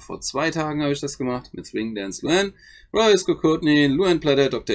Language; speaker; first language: German; native; German